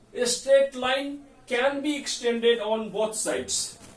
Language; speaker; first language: English; non-native, local second language; Nepali